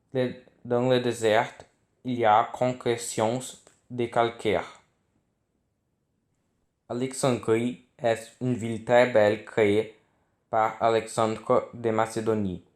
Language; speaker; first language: French; non-native, learner; Portuguese